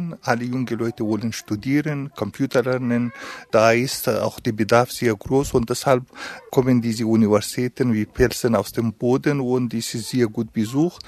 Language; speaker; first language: German; non-native, fluent; Pashto